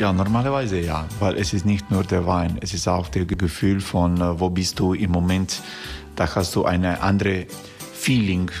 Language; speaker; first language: German; non-native, learner; Croatian